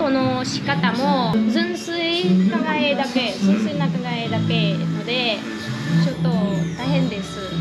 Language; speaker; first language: Japanese; non-native, learner; Vietnamese